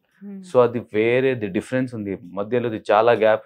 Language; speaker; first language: Telugu; non-native, learner; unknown